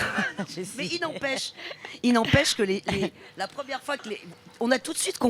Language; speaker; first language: French; native; French